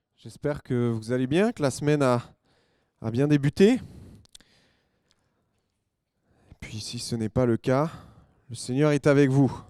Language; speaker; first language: French; native; French